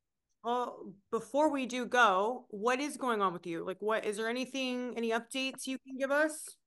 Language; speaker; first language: English; native; English